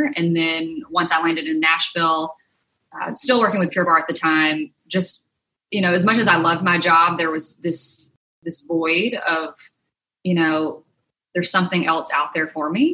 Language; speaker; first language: English; native; English